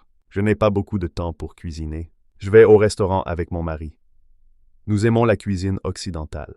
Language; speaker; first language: French; non-native, learner; Chinese